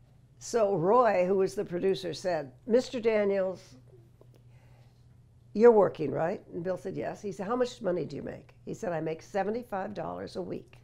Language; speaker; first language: English; native; English